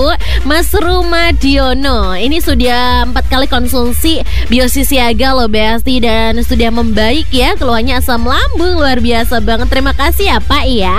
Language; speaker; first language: Indonesian; native; Indonesian